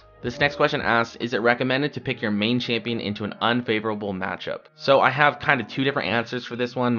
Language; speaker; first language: English; native; English